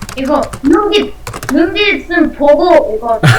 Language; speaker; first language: Korean; non-native, learner; Vietnamese